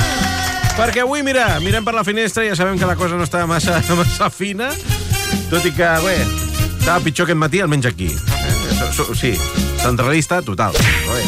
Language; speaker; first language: Catalan; native; Catalan